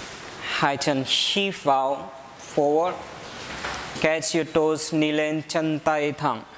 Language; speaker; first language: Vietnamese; non-native, learner; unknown